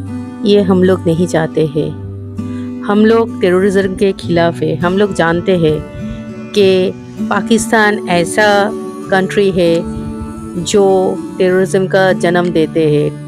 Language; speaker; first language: Hindi; non-native, local second language; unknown